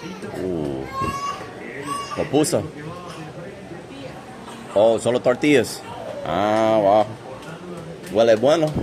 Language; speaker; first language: Spanish; non-native, learner; English